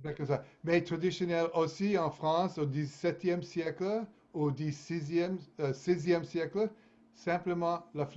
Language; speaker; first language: French; non-native, fluent; English